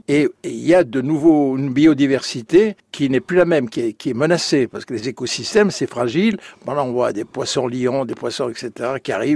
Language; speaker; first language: French; native; French